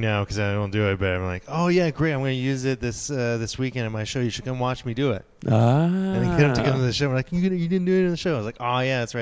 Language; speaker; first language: English; non-native, fluent; French